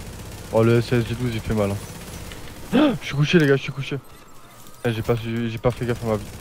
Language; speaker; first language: French; native; French